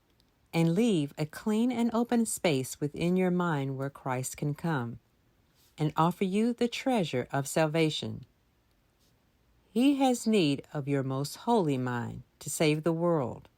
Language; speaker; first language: English; native; English